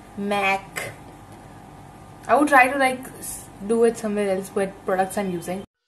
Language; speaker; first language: English; non-native, local second language; Gujarati